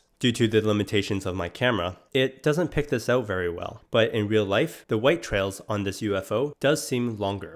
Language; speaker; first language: English; native; English